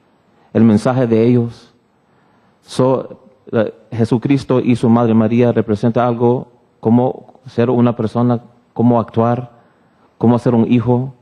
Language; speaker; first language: Spanish; early bilingual, heritage; Spanish